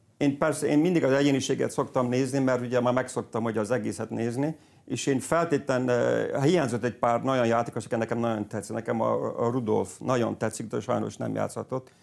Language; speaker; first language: Hungarian; early bilingual, heritage; Hungarian